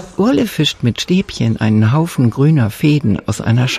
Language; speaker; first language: German; native; German